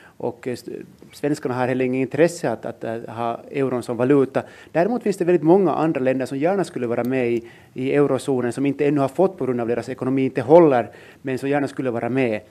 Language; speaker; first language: Swedish; native; Swedish